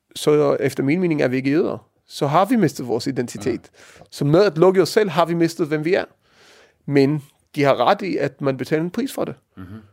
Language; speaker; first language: Danish; early bilingual, heritage; Danish